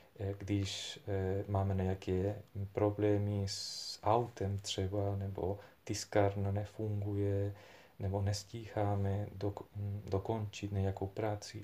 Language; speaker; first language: Czech; non-native, fluent; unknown